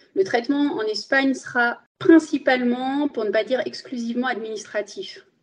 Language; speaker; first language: French; early bilingual, other home language; Spanish